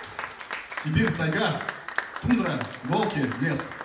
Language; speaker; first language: Russian; native; Russian